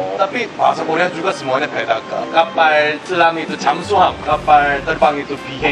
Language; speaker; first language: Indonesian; non-native, fluent; Korean